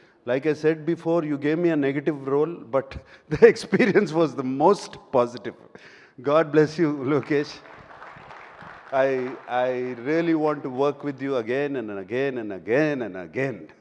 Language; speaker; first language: English; non-native, local second language; Telugu